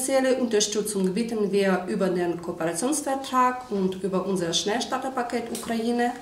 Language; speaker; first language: German; non-native, fluent; Ukrainian